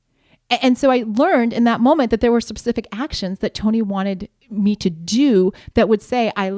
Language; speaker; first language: English; native; English